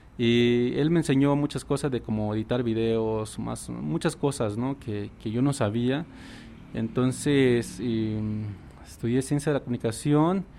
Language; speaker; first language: Spanish; non-native, local second language; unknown